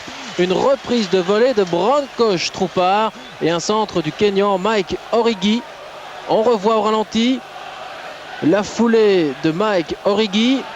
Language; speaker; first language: French; native; French